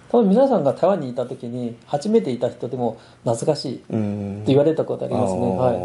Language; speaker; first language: Japanese; non-native, fluent; Chinese